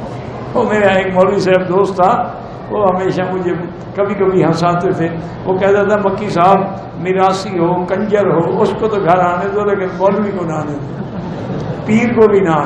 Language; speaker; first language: Urdu; native; Urdu